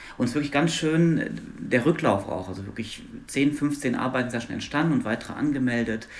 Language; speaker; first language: German; non-native, local second language; Luxembourgish